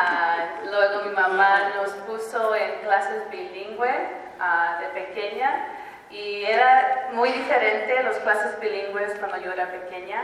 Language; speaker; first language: Spanish; early bilingual, heritage; Spanish